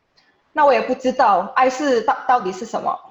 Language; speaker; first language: Chinese; non-native, fluent; Indonesian